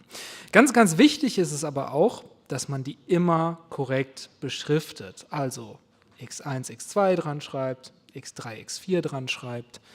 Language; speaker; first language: German; native; German